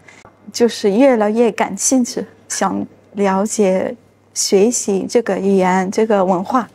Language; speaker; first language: Chinese; non-native, fluent; Arabic